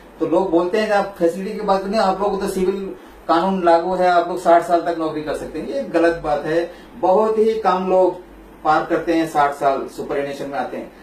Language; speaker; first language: Hindi; non-native, local second language; Malayalam